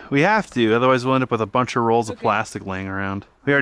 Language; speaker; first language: English; native; English